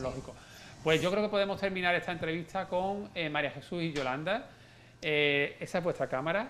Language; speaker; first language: Spanish; native; Spanish